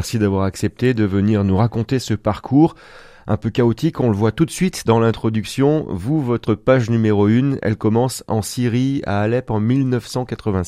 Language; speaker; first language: French; native; French